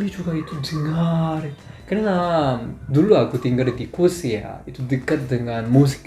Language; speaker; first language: Indonesian; non-native, learner; Korean